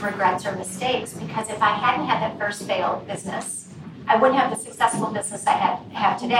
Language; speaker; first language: English; native; English